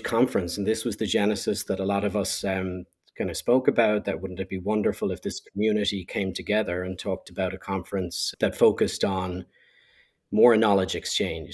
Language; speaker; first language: English; native; English